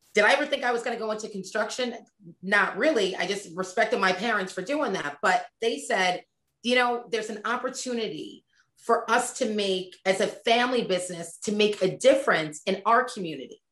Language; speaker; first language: English; native; English